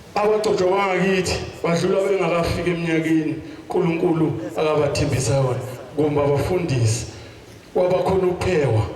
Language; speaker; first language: Zulu; native; Zulu